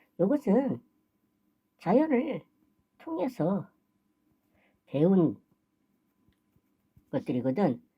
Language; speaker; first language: Korean; native; Korean